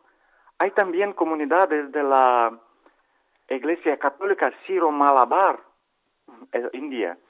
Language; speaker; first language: Spanish; non-native, learner; Ukrainian